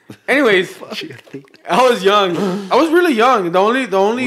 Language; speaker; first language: English; early bilingual, other home language; Spanish